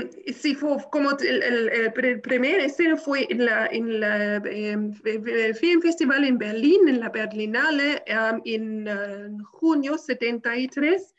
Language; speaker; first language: Spanish; non-native, fluent; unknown